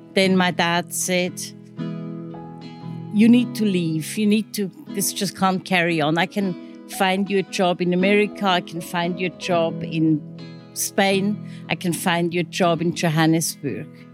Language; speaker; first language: English; non-native, fluent; Swiss German